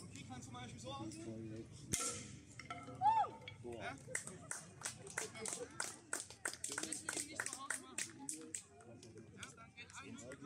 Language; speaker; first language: German; non-native, fluent; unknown